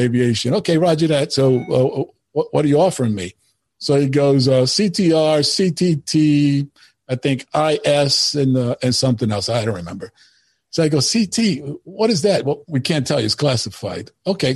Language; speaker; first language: English; early bilingual, other home language; Spanish